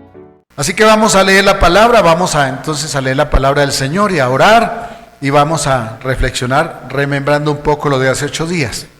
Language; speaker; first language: Spanish; native; Spanish